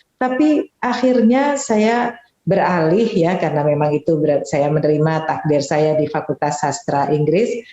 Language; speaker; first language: Indonesian; native; Indonesian